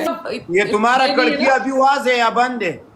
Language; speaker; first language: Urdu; non-native, local second language; Pashto